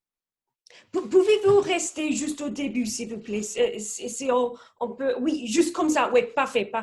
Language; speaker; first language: French; non-native, fluent; English